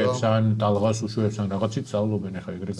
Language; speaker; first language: Georgian; native; Georgian